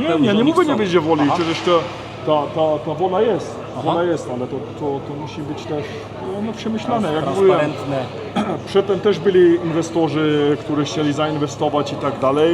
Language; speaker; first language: Polish; early bilingual, heritage; Polish